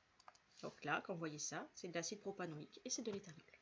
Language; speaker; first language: French; native; French